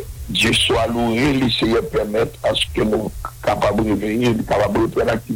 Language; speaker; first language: French; non-native, local second language; Haitian Creole